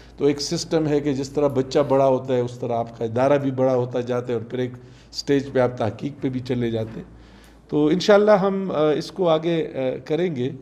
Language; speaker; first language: Urdu; non-native, local second language; Pashto